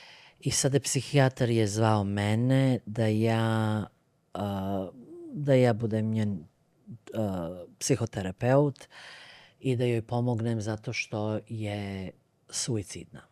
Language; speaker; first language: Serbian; early bilingual, other home language; Bosnian